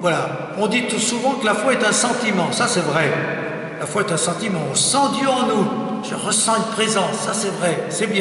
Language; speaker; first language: French; native; French